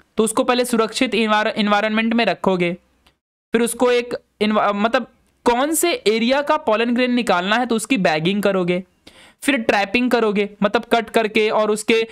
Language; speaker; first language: Hindi; native; Hindi